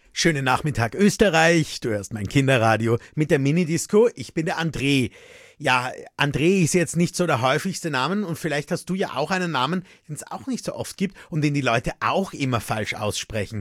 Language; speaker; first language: German; native; German